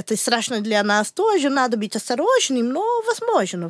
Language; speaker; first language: Russian; non-native, learner; Portuguese